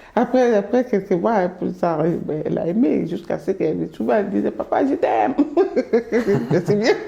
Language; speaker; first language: French; non-native, local second language; Mandingo